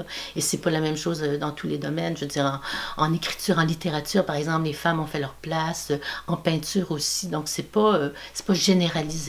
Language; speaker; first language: French; native; French